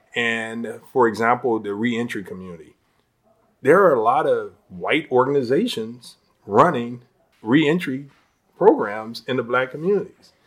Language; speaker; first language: English; native; English